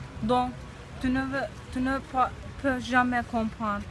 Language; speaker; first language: French; non-native, learner; Turkish